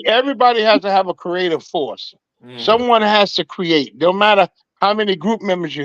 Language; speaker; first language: English; native; English